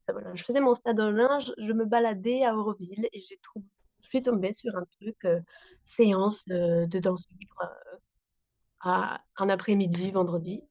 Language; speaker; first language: French; non-native, fluent; Spanish